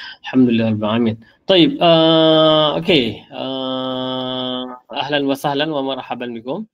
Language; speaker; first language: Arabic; non-native, fluent; Malay